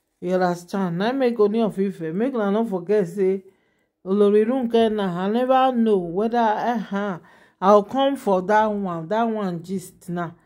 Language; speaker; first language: Nigerian Pidgin; non-native, local second language; Yoruba